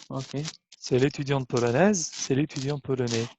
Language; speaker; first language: French; non-native, fluent; Albanian